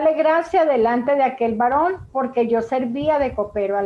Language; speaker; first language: Spanish; native; Spanish